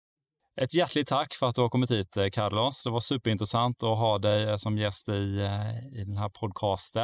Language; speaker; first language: Swedish; native; Swedish